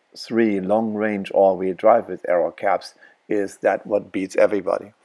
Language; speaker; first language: English; non-native, fluent; German